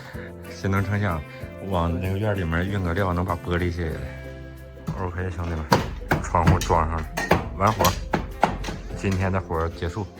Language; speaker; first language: Chinese; native; Chinese